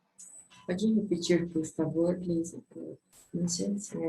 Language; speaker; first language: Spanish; non-native, fluent; Portuguese